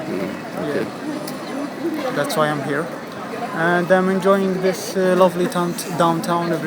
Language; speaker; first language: English; non-native, fluent; Arabic